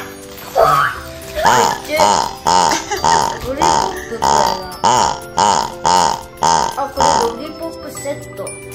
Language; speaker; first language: Japanese; early bilingual, heritage; Japanese